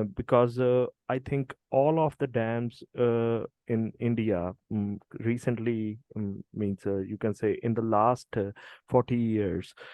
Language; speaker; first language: English; non-native, local second language; Punjabi